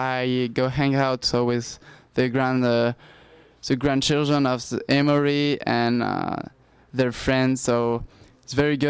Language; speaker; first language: English; non-native, learner; French